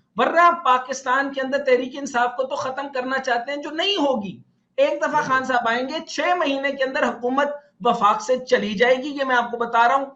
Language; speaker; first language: Urdu; non-native, local second language; Punjabi